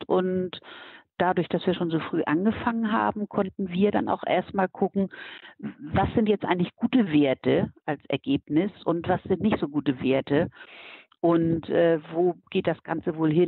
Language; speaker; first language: German; native; German